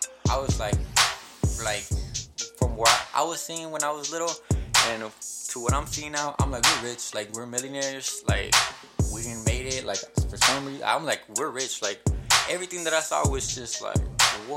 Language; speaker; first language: English; early bilingual, other home language; Spanish